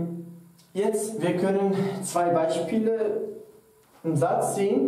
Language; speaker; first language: German; non-native, fluent; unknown